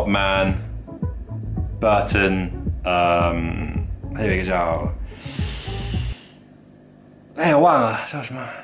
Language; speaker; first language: Chinese; non-native, fluent; English